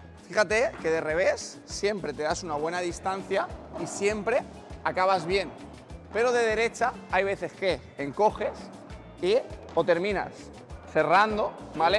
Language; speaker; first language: Spanish; native; Spanish